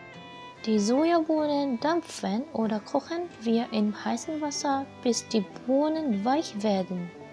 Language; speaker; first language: German; non-native, fluent; Japanese